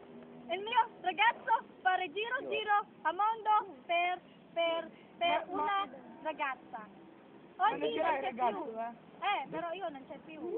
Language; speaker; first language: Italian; non-native, learner; Filipino